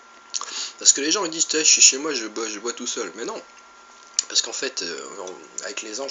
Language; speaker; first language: French; native; French